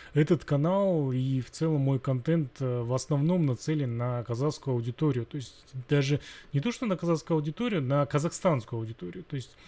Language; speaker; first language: Russian; non-native, local second language; Kazakh